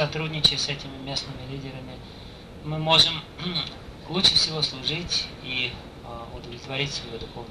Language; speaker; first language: Russian; native; Russian